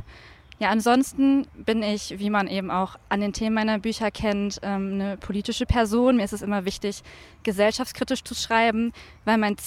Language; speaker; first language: German; native; German